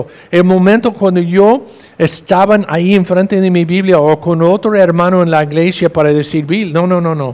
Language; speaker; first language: Spanish; non-native, fluent; English